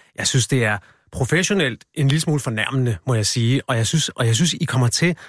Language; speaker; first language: Danish; native; Danish